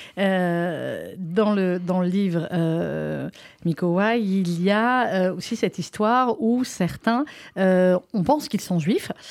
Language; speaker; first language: French; native; French